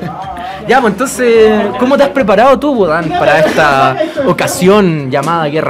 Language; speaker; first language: Spanish; native; Spanish